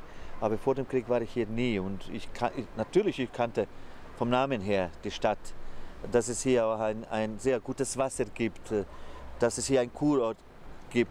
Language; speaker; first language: German; non-native, fluent; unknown